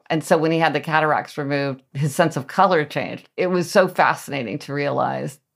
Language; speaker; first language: English; native; English